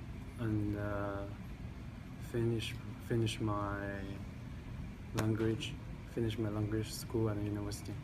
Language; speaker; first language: English; non-native, learner; Chinese